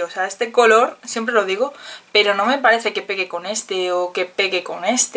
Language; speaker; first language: Spanish; native; Spanish